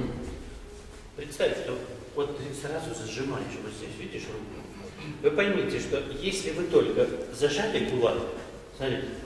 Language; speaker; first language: Russian; native; Russian